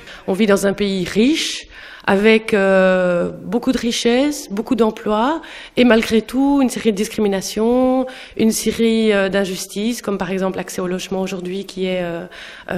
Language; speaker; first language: French; native; French